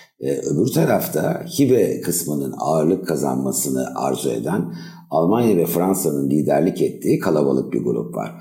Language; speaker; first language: Turkish; native; Turkish